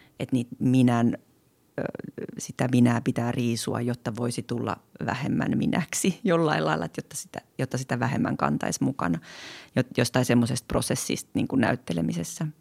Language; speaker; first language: Finnish; native; Finnish